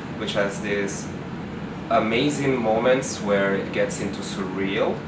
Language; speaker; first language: English; non-native, fluent; Italian